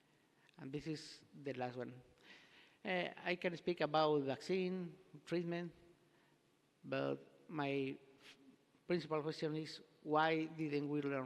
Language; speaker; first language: English; non-native, learner; Spanish